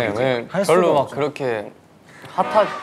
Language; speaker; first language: Korean; native; Korean